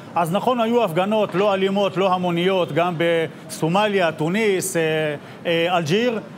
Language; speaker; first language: Hebrew; native; Hebrew